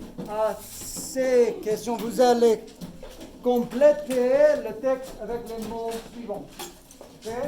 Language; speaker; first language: French; non-native, fluent; English